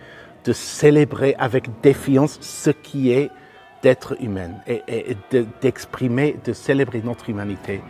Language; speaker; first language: French; non-native, fluent; English